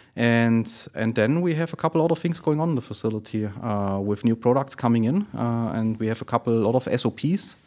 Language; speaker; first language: English; non-native, fluent; German